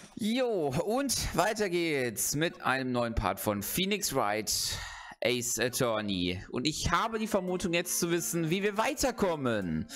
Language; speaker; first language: German; native; German